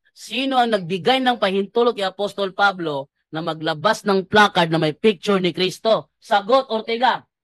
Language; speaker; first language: Filipino; native; Filipino